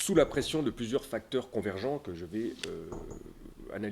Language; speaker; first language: French; native; French